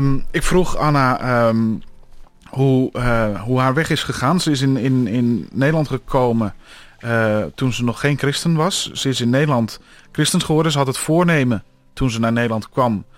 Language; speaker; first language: Dutch; native; Dutch